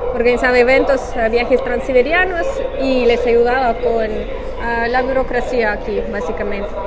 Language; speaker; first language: Spanish; non-native, fluent; Russian